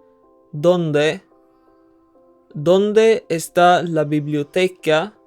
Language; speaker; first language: Spanish; non-native, fluent; English